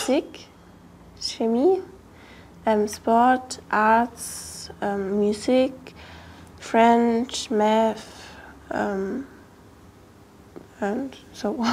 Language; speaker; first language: English; non-native, learner; German